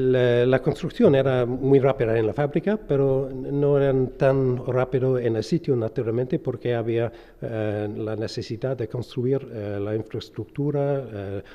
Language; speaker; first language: Spanish; non-native, fluent; English